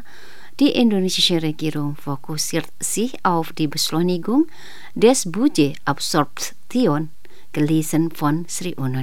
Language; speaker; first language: German; non-native, fluent; Indonesian